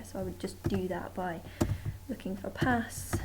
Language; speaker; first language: English; native; English